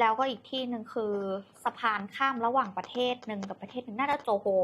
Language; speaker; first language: Thai; native; Thai